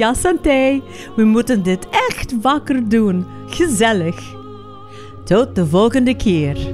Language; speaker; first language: Dutch; non-native, fluent; English